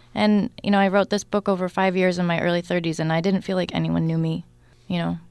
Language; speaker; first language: English; native; English